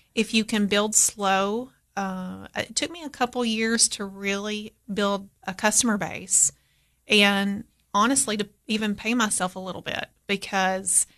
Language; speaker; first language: English; native; English